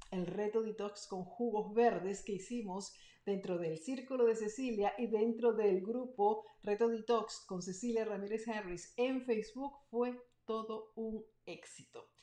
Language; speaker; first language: Spanish; native; Spanish